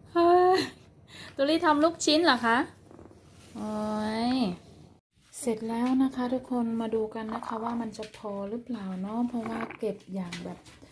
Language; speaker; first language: Thai; native; Thai